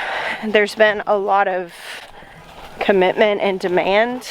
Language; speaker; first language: English; native; English